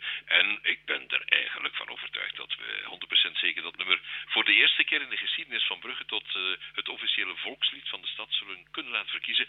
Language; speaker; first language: Dutch; native; Dutch